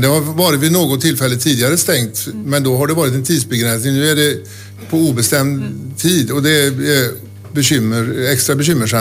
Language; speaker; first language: Swedish; native; Swedish